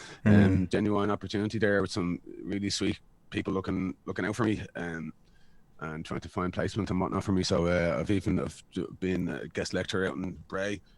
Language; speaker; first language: English; native; English